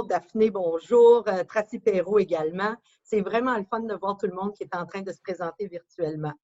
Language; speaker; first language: French; native; French